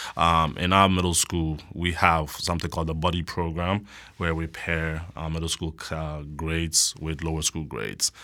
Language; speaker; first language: English; non-native, local second language; Akan